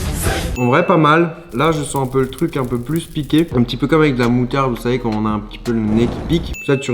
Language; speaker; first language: French; native; French